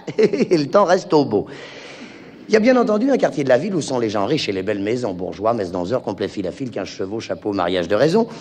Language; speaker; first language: French; native; French